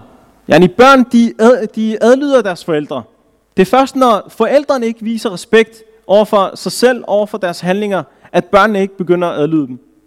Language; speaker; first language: Danish; early bilingual, other home language; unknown